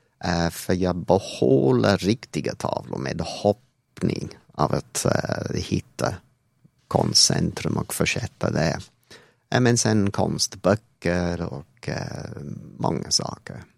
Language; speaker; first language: Swedish; non-native, fluent; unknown